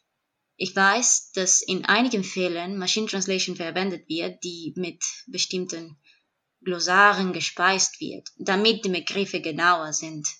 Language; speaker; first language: German; non-native, fluent; Spanish